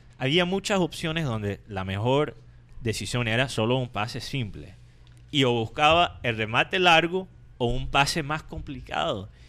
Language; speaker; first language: Spanish; non-native, fluent; English